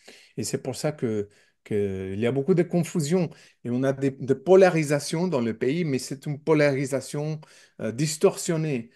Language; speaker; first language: French; non-native, learner; English